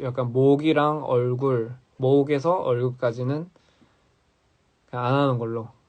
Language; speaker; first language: Korean; early bilingual, heritage; English